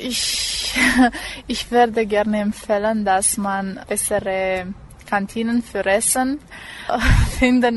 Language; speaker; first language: German; non-native, local second language; Romanian